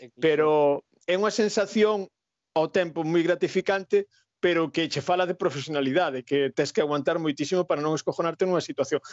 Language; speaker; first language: Galician; native; Galician